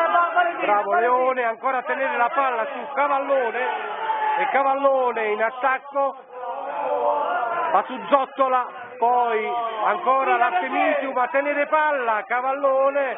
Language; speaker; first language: Italian; native; Italian